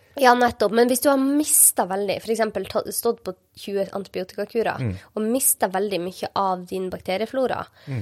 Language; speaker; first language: Norwegian; native; Norwegian